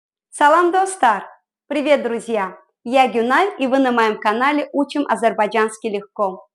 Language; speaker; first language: Russian; non-native, fluent; Azerbaijani